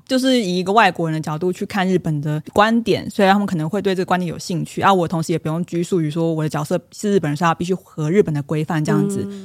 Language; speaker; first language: Chinese; native; Chinese